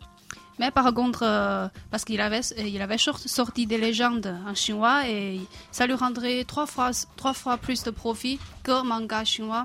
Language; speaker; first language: French; non-native, fluent; Chinese